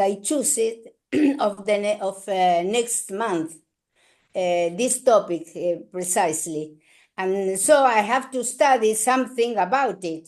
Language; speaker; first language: English; non-native, learner; Spanish